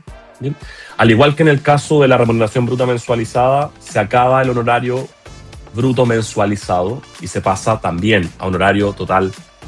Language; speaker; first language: Spanish; native; Spanish